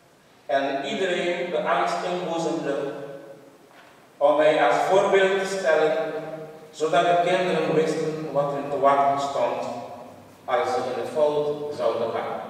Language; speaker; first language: Dutch; non-native, local second language; Papiamento